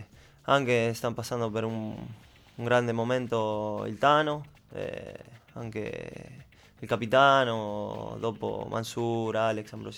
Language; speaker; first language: Italian; non-native, learner; Spanish